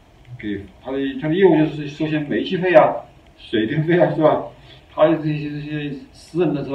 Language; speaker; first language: Chinese; native; Chinese